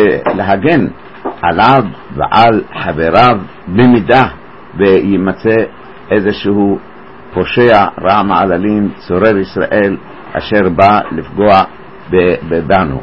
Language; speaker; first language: Hebrew; native; Hebrew